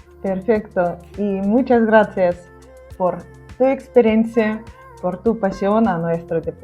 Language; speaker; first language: Spanish; non-native, learner; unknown